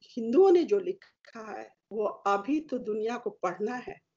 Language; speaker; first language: Hindi; native; Hindi